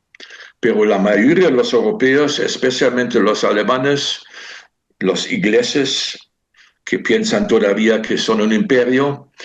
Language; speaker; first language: Spanish; non-native, fluent; German